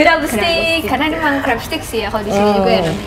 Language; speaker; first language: Indonesian; native; Indonesian